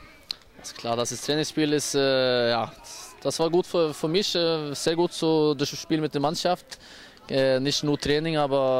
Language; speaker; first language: German; non-native, learner; Norwegian